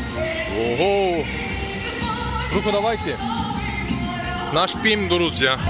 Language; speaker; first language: Russian; non-native, learner; Turkish